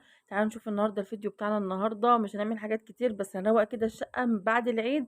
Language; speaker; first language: Arabic; native; Arabic